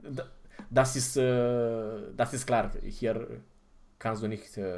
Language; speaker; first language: German; non-native, fluent; Romanian